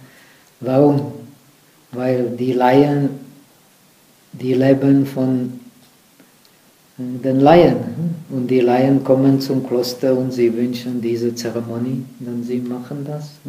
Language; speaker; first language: German; non-native, fluent; Czech